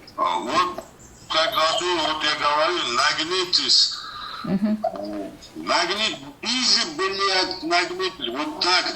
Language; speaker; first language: Russian; non-native, learner; Uzbek